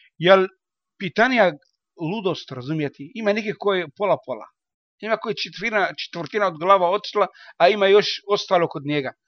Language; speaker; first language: Bosnian; non-native, learner; Arabic